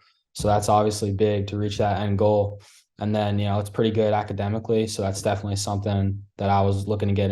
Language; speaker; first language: English; native; English